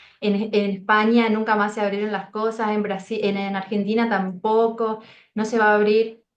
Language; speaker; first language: Spanish; native; Spanish